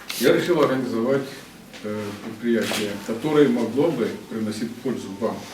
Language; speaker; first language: Russian; native; Russian